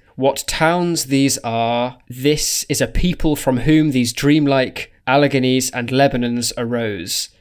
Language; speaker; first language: English; native; English